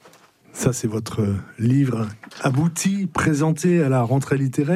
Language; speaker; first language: French; native; French